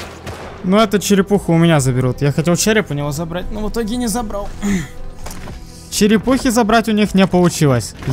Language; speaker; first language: Russian; native; Russian